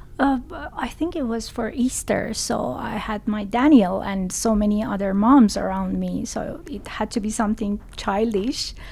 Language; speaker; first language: English; non-native, fluent; Persian